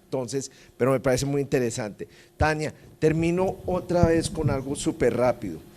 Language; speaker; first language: Spanish; native; Spanish